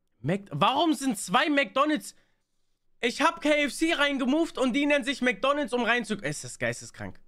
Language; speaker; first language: German; native; German